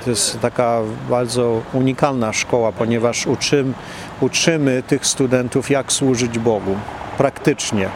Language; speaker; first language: Polish; early bilingual, heritage; Polish